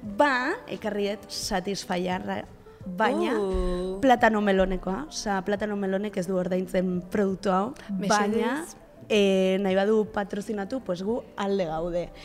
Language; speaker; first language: Basque; non-native, local second language; Spanish